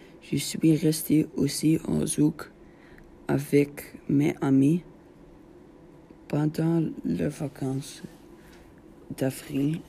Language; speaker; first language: French; non-native, learner; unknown